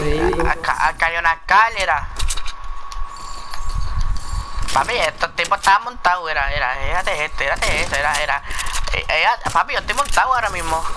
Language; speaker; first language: Spanish; native; Spanish